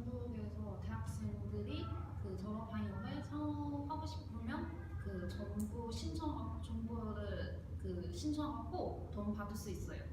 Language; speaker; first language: Korean; non-native, learner; Chinese